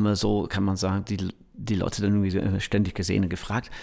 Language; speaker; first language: German; non-native, fluent; English